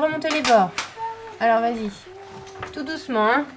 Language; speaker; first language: French; native; French